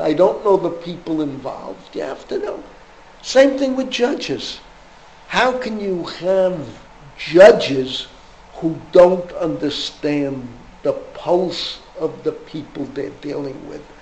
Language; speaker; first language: English; native; English